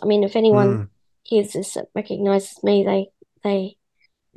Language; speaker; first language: English; native; English